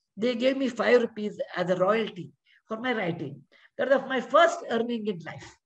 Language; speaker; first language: English; non-native, local second language; Kannada